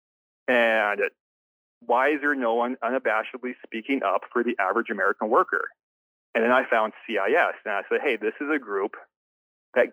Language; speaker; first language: English; native; English